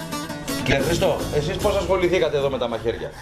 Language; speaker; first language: Greek; native; Greek